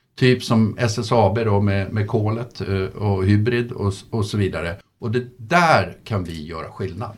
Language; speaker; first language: Swedish; native; Swedish